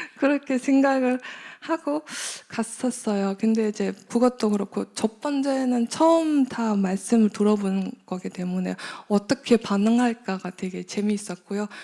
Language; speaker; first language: Korean; non-native, fluent; Mongolian